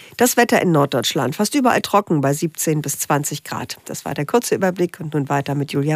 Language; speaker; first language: German; native; German